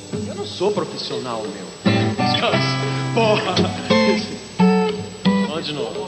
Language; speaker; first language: Portuguese; native; Portuguese